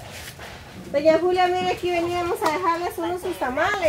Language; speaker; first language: Spanish; native; Spanish